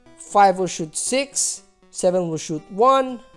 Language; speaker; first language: English; non-native, local second language; Filipino